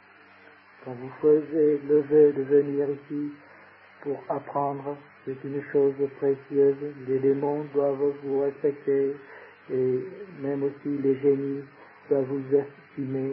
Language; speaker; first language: French; non-native, fluent; Vietnamese